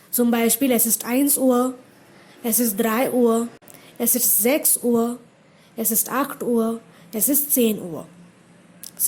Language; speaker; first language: German; non-native, fluent; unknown